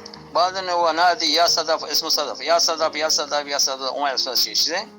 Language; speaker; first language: Arabic; non-native, learner; Urdu